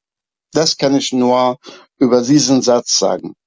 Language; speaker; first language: German; non-native, fluent; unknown